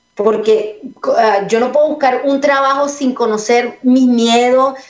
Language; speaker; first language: Spanish; native; Spanish